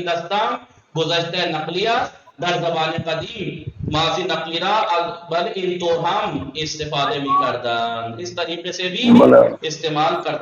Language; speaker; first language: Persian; non-native, fluent; Urdu